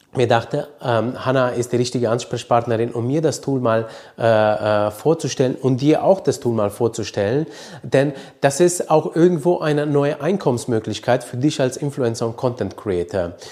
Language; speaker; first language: German; early bilingual, other home language; Romanian